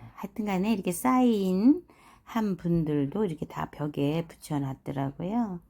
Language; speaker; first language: Korean; native; Korean